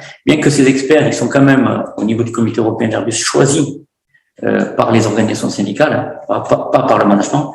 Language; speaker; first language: French; native; French